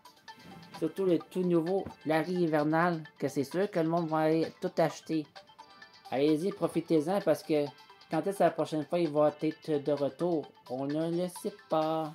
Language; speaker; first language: French; native; French